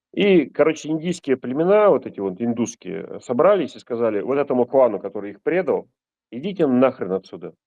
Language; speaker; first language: Russian; native; Russian